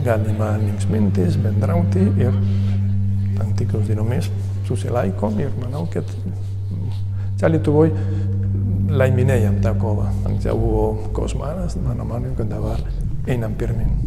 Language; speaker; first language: Lithuanian; non-native, learner; Spanish